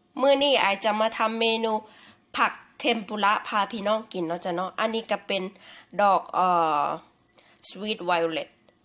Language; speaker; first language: Thai; native; Thai